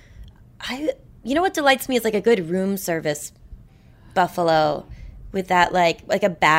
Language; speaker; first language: English; native; English